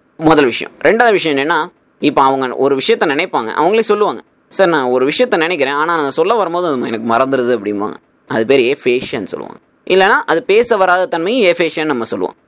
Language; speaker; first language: Tamil; native; Tamil